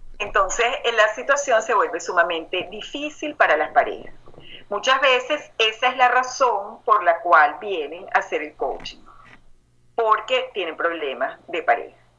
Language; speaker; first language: Spanish; native; Spanish